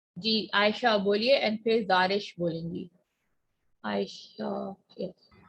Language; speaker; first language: Urdu; native; Urdu